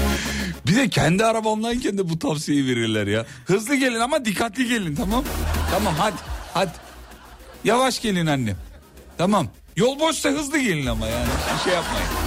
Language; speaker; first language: Turkish; native; Turkish